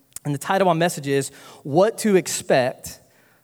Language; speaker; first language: English; native; English